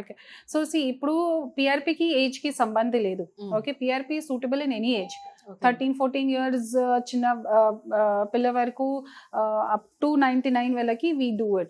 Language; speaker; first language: Telugu; non-native, learner; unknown